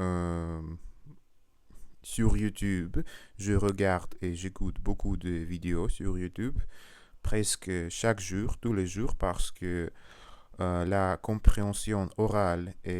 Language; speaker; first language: French; non-native, learner; Russian